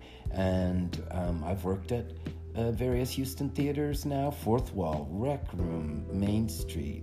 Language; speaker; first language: English; native; English